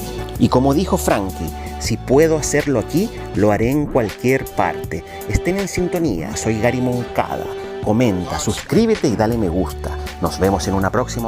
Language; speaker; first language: Spanish; native; Spanish